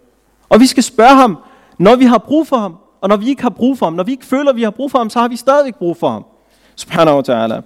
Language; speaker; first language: Danish; early bilingual, other home language; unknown